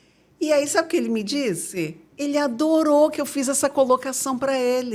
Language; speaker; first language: Portuguese; native; Portuguese